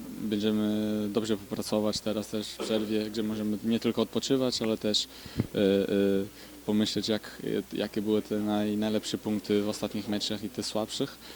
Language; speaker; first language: Polish; non-native, fluent; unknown